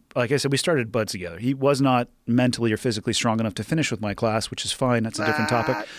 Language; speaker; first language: English; native; English